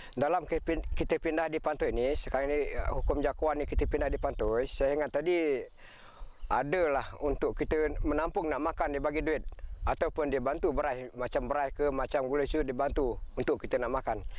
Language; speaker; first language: Malay; non-native, local second language; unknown